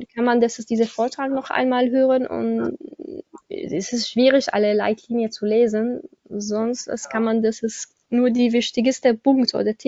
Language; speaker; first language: German; non-native, learner; Arabic